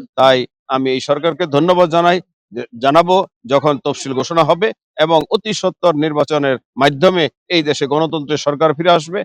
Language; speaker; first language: Bangla; native; Bangla